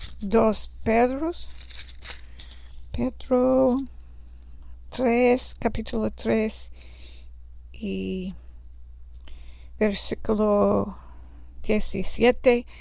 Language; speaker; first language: Spanish; non-native, learner; English